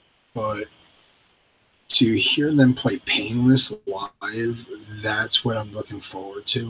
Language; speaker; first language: English; native; English